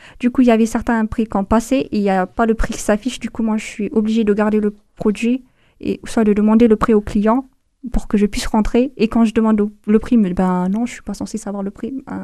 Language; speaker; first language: French; non-native, fluent; Amharic